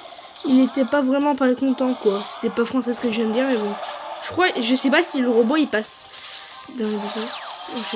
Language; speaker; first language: French; native; French